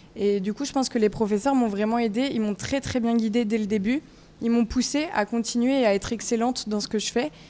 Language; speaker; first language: French; native; French